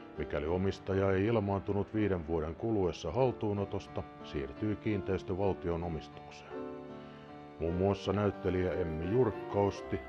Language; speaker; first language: Finnish; native; Finnish